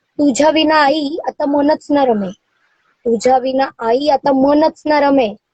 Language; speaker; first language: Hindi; non-native, local second language; Marathi